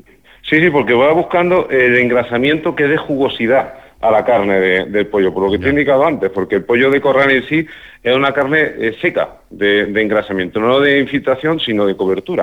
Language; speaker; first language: Spanish; native; Spanish